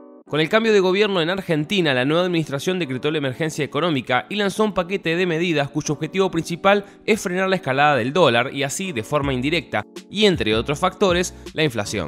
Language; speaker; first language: Spanish; native; Spanish